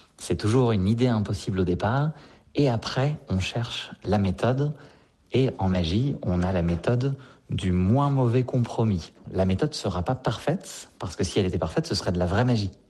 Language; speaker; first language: French; native; French